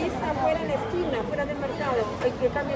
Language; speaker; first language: Spanish; native; Spanish